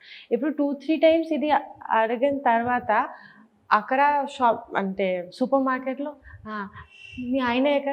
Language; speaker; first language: Telugu; non-native, learner; Bangla